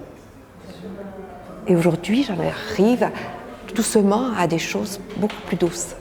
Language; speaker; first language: French; native; French